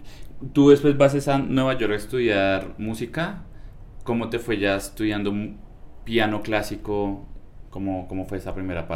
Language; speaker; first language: Spanish; native; Spanish